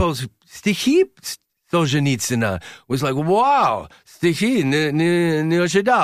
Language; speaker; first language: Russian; non-native, learner; English